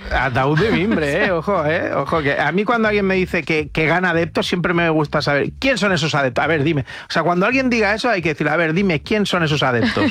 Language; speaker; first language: Spanish; native; Spanish